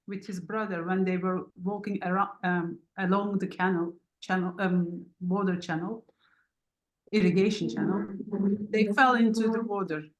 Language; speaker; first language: English; non-native, fluent; Turkish